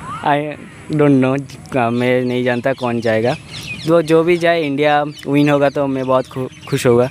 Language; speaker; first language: Hindi; non-native, local second language; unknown